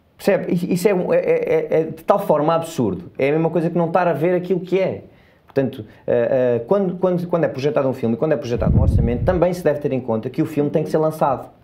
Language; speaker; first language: Portuguese; native; Portuguese